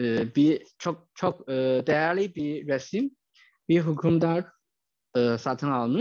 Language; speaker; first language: Turkish; non-native, fluent; Chinese